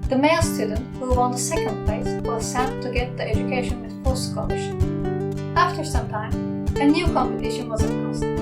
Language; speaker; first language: English; non-native, fluent; Turkish